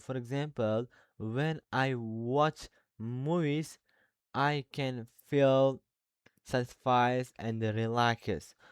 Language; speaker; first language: English; non-native, learner; Uzbek